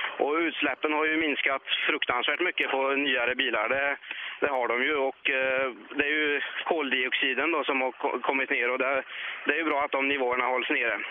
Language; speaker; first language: Swedish; native; Swedish